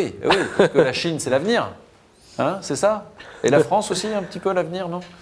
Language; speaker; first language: French; native; French